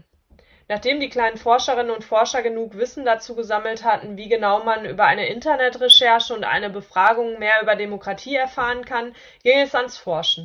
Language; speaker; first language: German; native; German